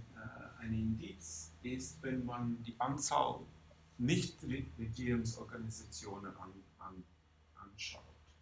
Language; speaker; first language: German; non-native, fluent; English